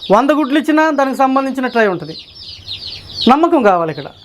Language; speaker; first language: Telugu; native; Telugu